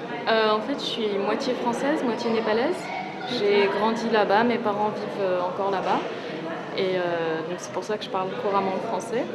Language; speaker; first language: French; early bilingual, heritage; French